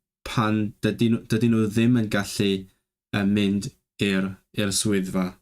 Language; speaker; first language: Welsh; non-native, learner; Cantonese